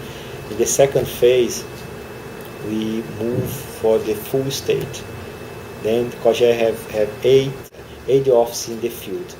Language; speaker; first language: English; non-native, learner; Portuguese